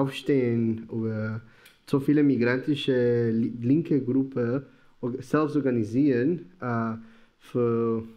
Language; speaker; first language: German; non-native, learner; Spanish